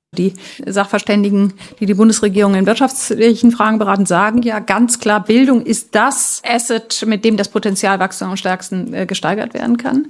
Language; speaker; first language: German; native; German